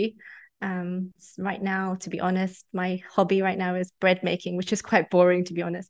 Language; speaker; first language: English; native; English